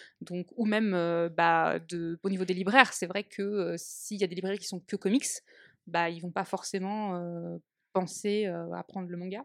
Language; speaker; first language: French; native; French